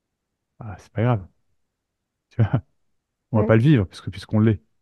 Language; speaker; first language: French; native; French